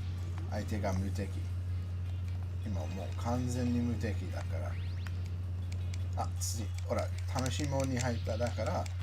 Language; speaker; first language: Japanese; non-native, learner; English